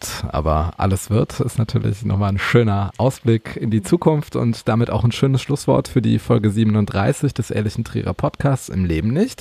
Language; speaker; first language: German; native; German